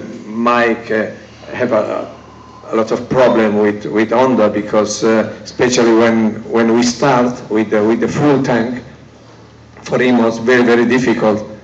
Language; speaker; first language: English; non-native, learner; Italian